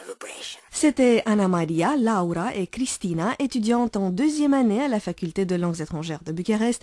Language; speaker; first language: French; non-native, fluent; Romanian